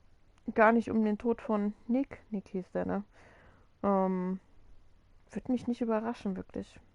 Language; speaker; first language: German; native; German